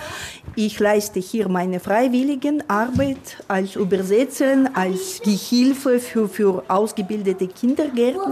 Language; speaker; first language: German; non-native, fluent; Russian